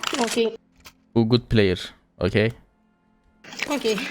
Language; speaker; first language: English; non-native, learner; Turkish